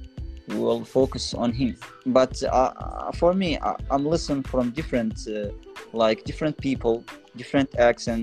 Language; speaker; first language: English; non-native, fluent; Arabic